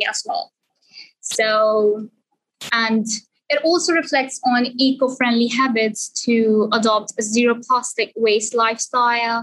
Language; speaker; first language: English; non-native, local second language; Punjabi